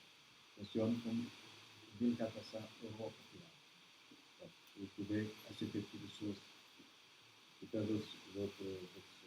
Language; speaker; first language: French; non-native, learner; Portuguese